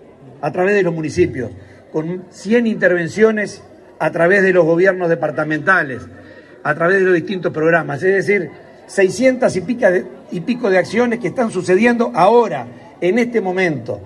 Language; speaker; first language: Spanish; native; Spanish